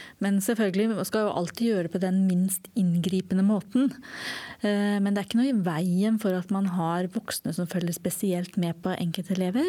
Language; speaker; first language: Norwegian; native; Norwegian